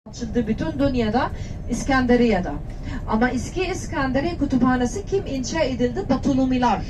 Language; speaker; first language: Turkish; non-native, learner; Arabic